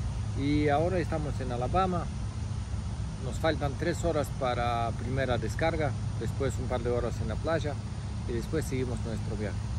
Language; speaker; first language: Spanish; native; Spanish